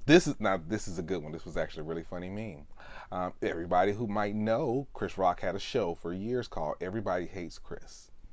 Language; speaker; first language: English; native; English